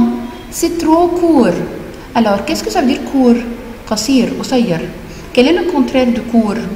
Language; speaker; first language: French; non-native, fluent; Arabic